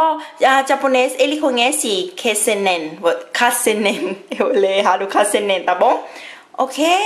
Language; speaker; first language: Portuguese; non-native, fluent; Thai